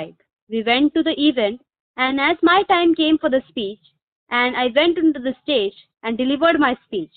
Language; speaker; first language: English; non-native, local second language; Malayalam